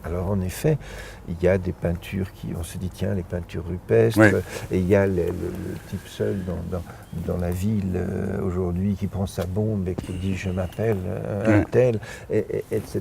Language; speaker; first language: French; native; French